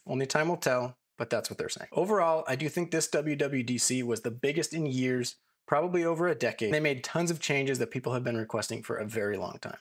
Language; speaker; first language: English; native; English